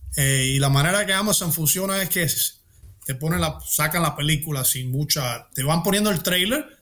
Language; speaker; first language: Spanish; early bilingual, heritage; Spanish